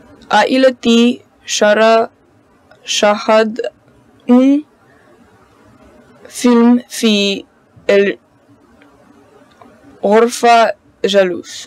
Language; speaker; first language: Arabic; non-native, learner; English